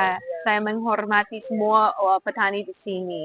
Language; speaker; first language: Indonesian; non-native, fluent; English